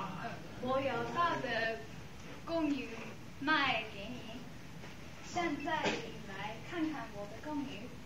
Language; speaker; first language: Chinese; non-native, learner; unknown